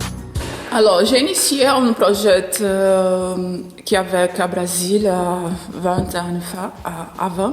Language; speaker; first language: French; non-native, learner; Portuguese